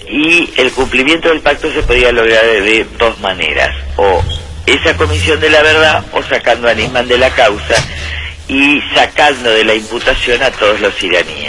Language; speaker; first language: Spanish; native; Spanish